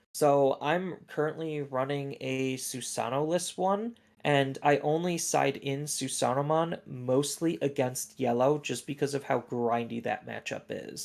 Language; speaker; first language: English; native; English